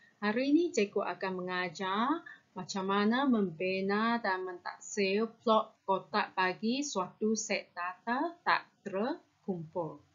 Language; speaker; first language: Malay; non-native, local second language; Chinese